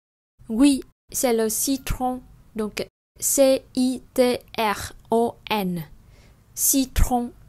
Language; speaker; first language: French; non-native, fluent; Vietnamese